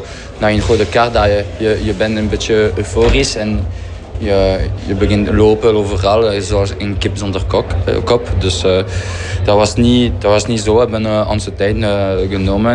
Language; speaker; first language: Dutch; non-native, fluent; French